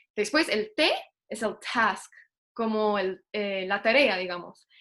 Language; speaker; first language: Spanish; non-native, fluent; English